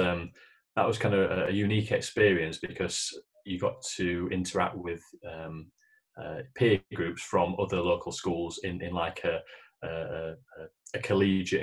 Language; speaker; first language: English; native; English